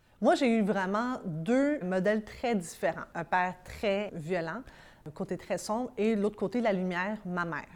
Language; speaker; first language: French; early bilingual, other home language; Arabic